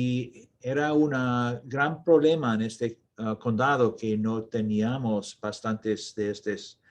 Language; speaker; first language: Spanish; non-native, learner; English